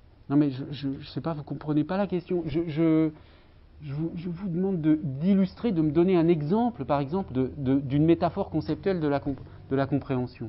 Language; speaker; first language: French; native; French